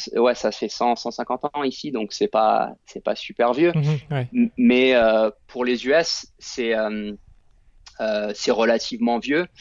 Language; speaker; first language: French; native; French